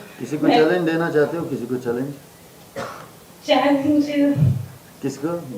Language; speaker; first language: Hindi; non-native, fluent; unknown